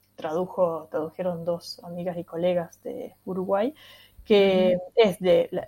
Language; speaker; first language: Spanish; non-native, local second language; German